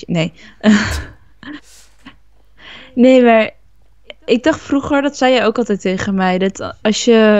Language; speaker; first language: Dutch; native; Dutch